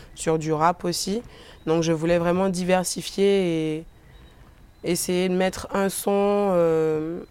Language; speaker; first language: French; native; French